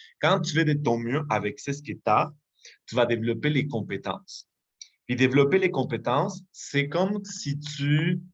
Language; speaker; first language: French; non-native, fluent; Spanish